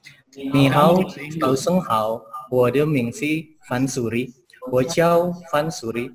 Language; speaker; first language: Chinese; non-native, learner; Indonesian